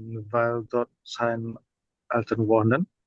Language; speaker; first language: German; non-native, learner; Indonesian